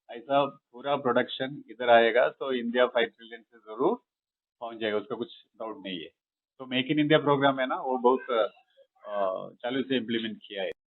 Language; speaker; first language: Hindi; non-native, local second language; Malayalam